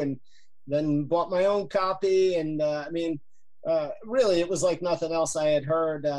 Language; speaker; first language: English; native; English